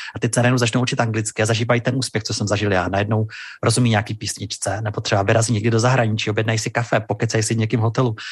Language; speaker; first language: Czech; native; Czech